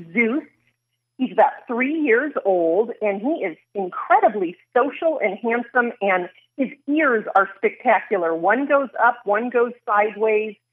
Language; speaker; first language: English; native; English